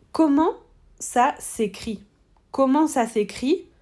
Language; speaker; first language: French; non-native, fluent; Spanish